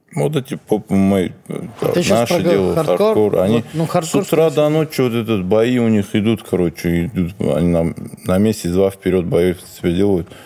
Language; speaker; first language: Russian; non-native, local second language; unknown